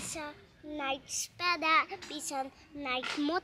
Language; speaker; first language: Indonesian; early bilingual, heritage; Indonesian